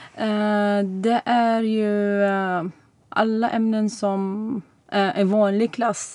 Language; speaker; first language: Swedish; non-native, fluent; Arabic